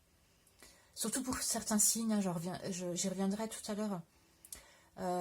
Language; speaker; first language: French; native; French